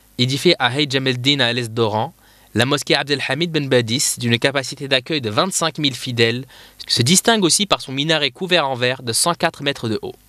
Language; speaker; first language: French; non-native, local second language; Arabic